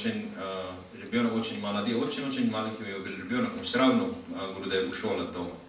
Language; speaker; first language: Russian; non-native, learner; Hindi